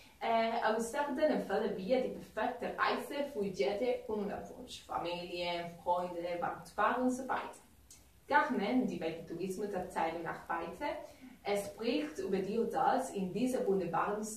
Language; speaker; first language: German; non-native, learner; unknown